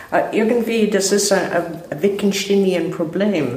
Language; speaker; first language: German; non-native, learner; English